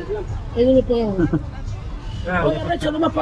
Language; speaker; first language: Spanish; native; Spanish